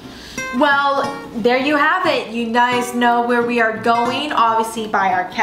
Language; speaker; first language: English; native; English